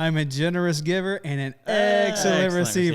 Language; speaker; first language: English; native; English